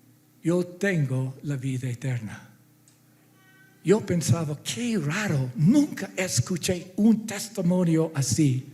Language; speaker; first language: Spanish; non-native, fluent; English